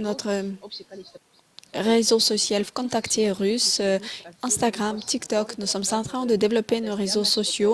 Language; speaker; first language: French; non-native, fluent; Russian